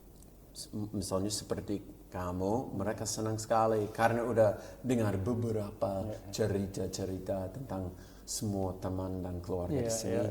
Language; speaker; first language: Indonesian; non-native, fluent; English